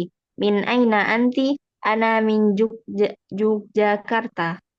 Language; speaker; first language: Arabic; non-native, learner; Indonesian